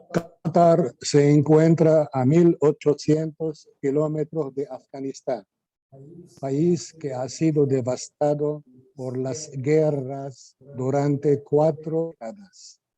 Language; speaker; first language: Spanish; non-native, fluent; Arabic